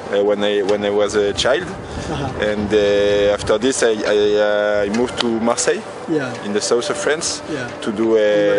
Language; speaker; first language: English; non-native, learner; French